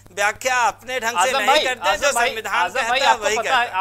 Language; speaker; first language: Hindi; native; Hindi